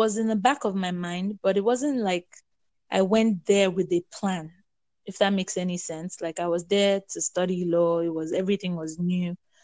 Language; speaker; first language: English; non-native, local second language; Yoruba